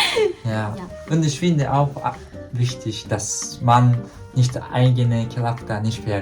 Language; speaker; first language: German; non-native, learner; Japanese